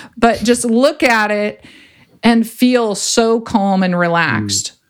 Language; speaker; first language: English; native; English